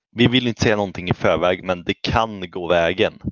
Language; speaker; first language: Swedish; native; Swedish